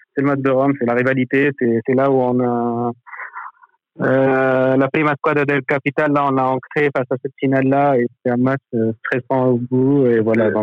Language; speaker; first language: French; non-native, local second language; Arabic